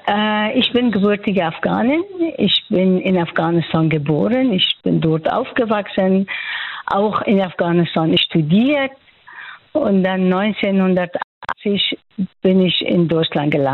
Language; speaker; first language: German; non-native, fluent; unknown